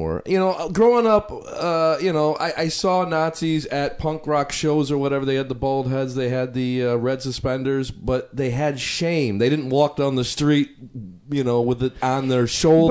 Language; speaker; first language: English; native; English